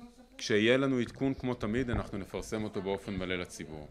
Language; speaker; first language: Hebrew; native; Hebrew